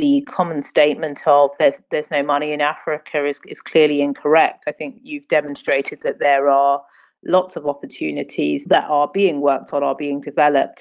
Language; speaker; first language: English; non-native, local second language; Akan